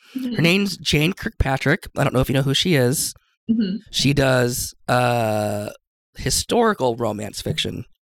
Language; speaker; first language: English; native; English